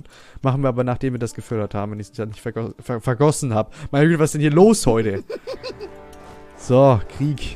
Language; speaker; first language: German; native; German